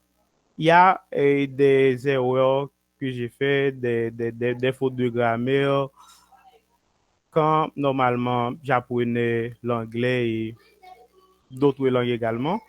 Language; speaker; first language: French; non-native, local second language; Haitian Creole